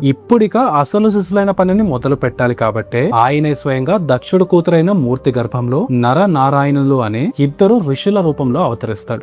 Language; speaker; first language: Telugu; native; Telugu